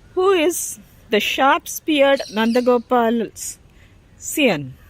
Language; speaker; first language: English; non-native, local second language; Tamil